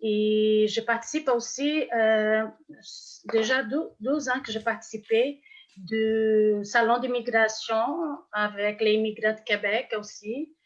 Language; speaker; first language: French; non-native, fluent; Portuguese